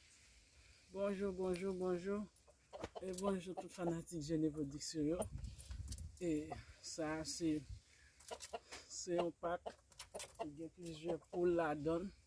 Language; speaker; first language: French; non-native, learner; Haitian Creole